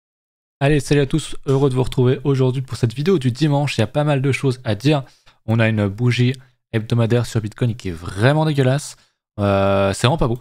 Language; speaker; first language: French; native; French